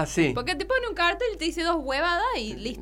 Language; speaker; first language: Spanish; native; Spanish